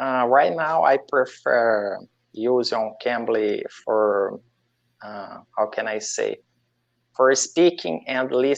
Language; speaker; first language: English; non-native, learner; Portuguese